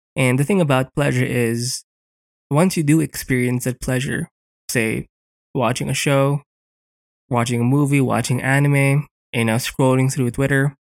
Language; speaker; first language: English; non-native, local second language; Filipino